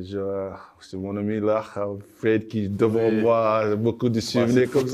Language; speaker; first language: French; non-native, learner; English